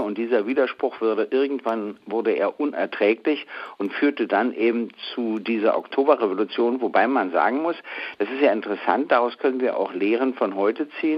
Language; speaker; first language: German; native; German